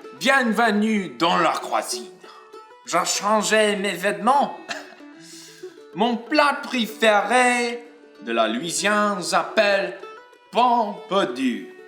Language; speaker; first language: French; non-native, learner; English